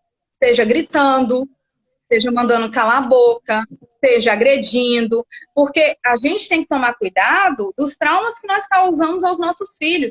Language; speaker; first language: Portuguese; native; Portuguese